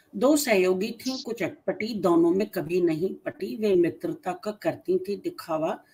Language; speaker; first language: Hindi; native; Hindi